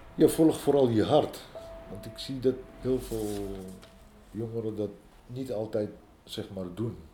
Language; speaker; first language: Dutch; early bilingual, other home language; Arabic